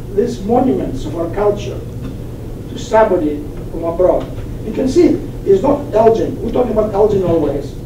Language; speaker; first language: English; non-native, fluent; Greek